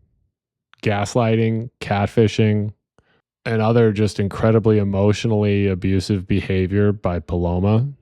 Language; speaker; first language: English; native; English